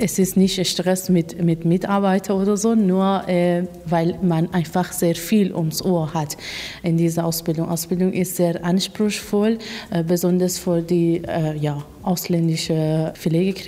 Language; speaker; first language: German; non-native, learner; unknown